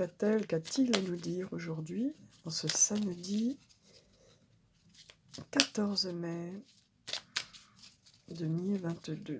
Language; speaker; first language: French; native; French